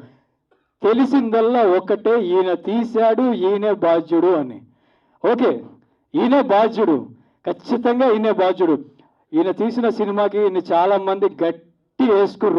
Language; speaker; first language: Telugu; native; Telugu